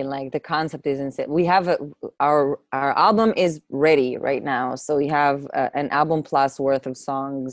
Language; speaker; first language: English; non-native, fluent; Hebrew